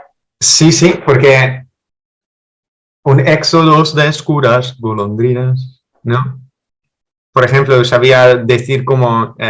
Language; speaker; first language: Spanish; non-native, fluent; Dutch